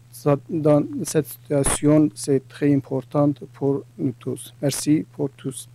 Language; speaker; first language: French; non-native, learner; Kurdish